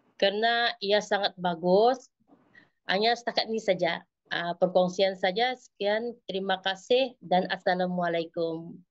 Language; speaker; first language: Malay; native; Malay